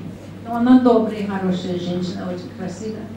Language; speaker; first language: Russian; non-native, learner; English